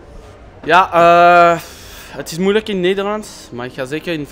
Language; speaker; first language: Dutch; non-native, local second language; French